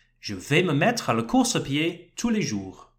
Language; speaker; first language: French; non-native, fluent; English